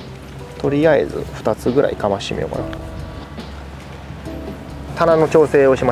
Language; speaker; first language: Japanese; native; Japanese